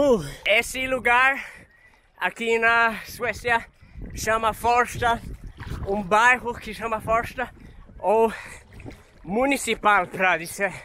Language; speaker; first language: Portuguese; non-native, fluent; Swedish